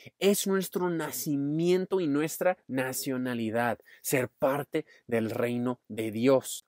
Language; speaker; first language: Spanish; non-native, fluent; English